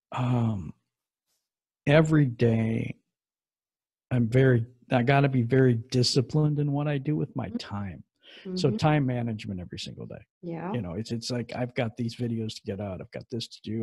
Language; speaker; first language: English; native; English